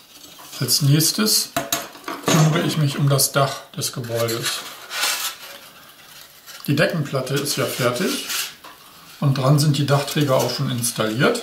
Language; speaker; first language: German; native; German